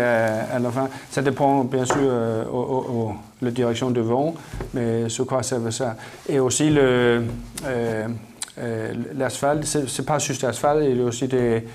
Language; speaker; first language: French; non-native, learner; Danish